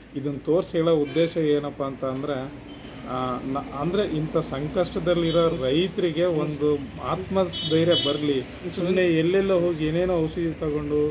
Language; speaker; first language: Kannada; native; Kannada